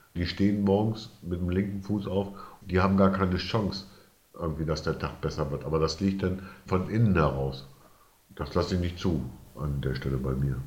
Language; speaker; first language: German; native; German